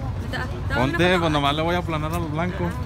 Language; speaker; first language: Spanish; native; Spanish